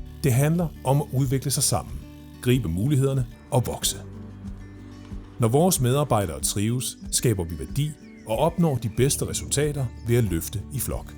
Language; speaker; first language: Danish; native; Danish